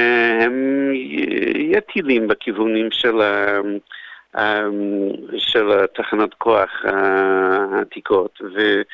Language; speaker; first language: Hebrew; non-native, fluent; English